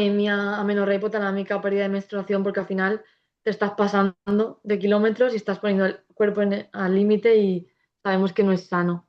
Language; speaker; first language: Spanish; native; Spanish